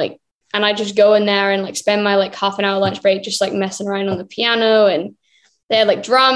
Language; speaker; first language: English; native; English